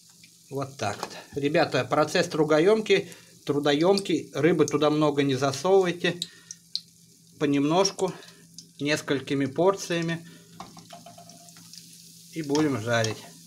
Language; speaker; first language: Russian; native; Russian